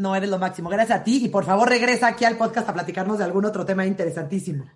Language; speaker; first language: Spanish; native; Spanish